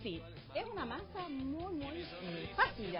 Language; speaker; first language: Spanish; native; Spanish